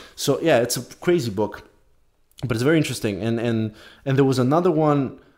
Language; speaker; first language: English; non-native, fluent; Polish